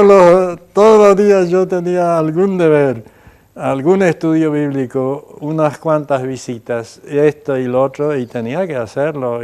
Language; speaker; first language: Spanish; non-native, local second language; Plautdietsch